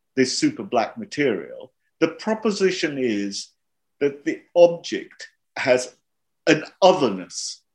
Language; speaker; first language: English; non-native, local second language; Hindi